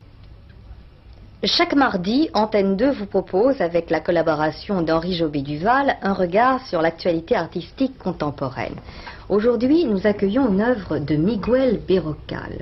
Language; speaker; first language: French; native; French